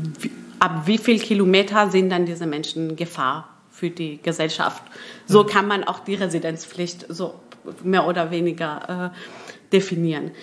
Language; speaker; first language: German; early bilingual, other home language; Persian